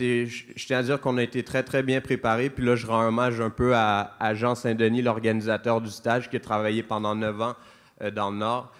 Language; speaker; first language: French; native; French